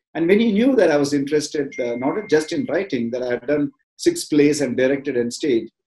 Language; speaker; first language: English; non-native, local second language; Tamil